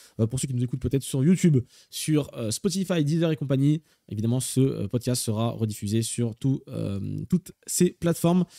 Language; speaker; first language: French; native; French